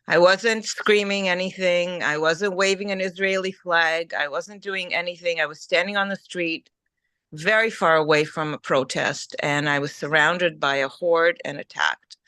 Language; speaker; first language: English; early bilingual, other home language; Ukrainian